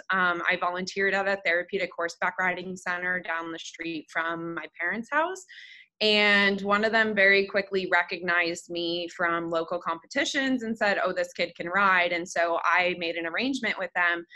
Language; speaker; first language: English; native; English